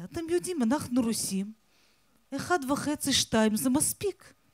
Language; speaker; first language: Hebrew; non-native, fluent; Russian